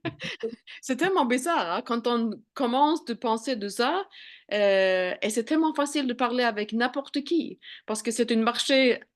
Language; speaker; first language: French; non-native, fluent; Swedish